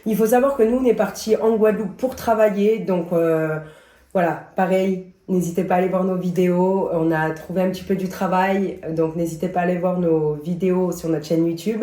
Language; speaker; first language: French; native; French